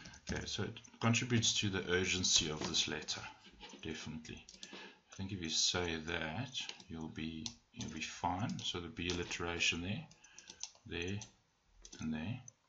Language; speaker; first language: English; native; English